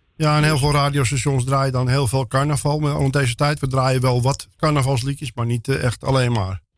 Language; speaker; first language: Dutch; native; Dutch